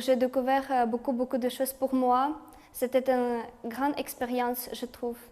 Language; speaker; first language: French; non-native, fluent; Chinese